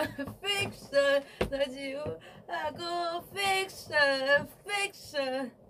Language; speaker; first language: Korean; non-native, fluent; Chinese